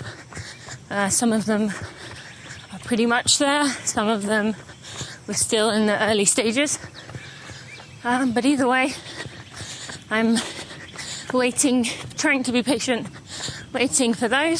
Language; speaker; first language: English; native; English